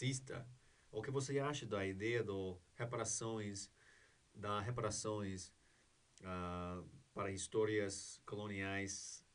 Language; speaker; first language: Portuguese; non-native, learner; English